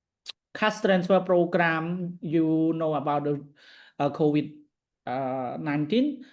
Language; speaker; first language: English; non-native, learner; Khmer